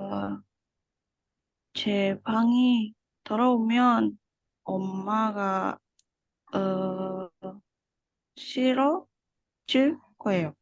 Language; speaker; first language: Korean; non-native, learner; Indonesian